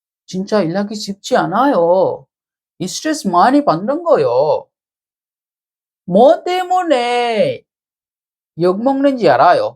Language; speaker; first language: Korean; non-native, fluent; Sinhala